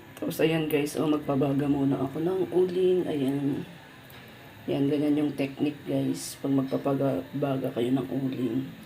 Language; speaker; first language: Filipino; non-native, local second language; Iloko